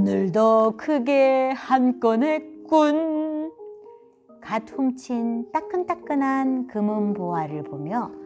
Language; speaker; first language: Korean; native; Korean